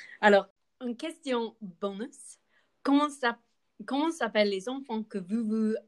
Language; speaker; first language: French; non-native, learner; English